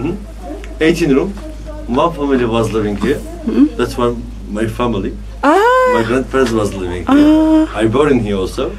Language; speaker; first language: English; non-native, learner; Turkish